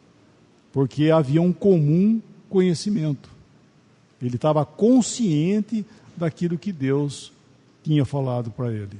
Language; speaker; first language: Portuguese; native; Portuguese